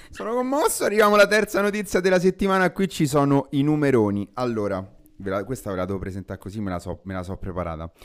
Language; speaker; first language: Italian; native; Italian